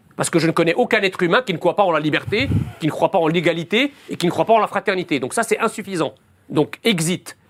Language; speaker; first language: French; early bilingual, other home language; Arabic